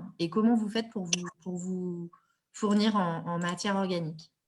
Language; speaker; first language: French; native; French